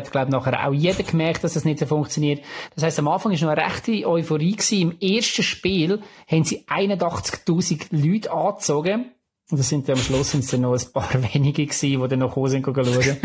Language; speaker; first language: German; native; German